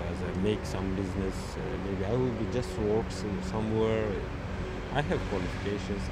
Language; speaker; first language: English; non-native, learner; Uzbek